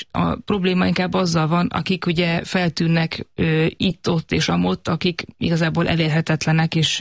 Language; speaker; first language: Hungarian; native; Hungarian